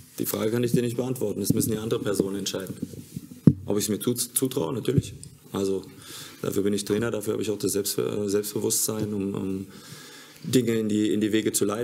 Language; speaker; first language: German; native; German